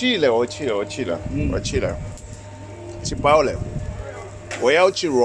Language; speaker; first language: Chinese; non-native, learner; Tsonga